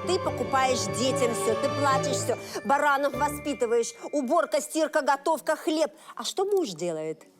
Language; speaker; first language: Russian; native; Russian